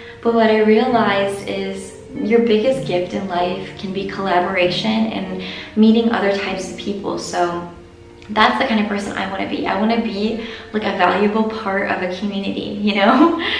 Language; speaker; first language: English; native; English